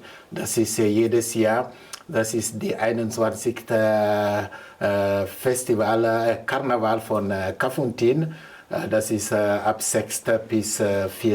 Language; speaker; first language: German; non-native, learner; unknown